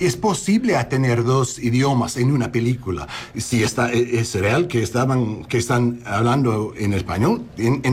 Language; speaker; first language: Spanish; non-native, learner; English